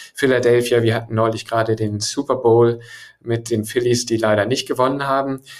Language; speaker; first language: German; native; German